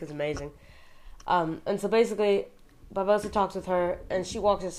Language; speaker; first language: English; native; English